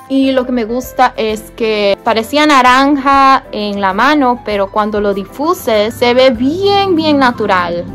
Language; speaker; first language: Spanish; early bilingual, heritage; Spanish